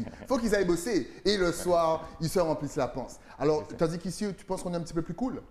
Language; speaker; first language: French; native; French